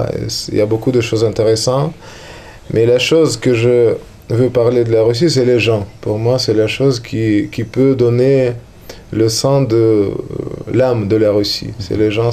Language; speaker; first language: French; non-native, learner; Russian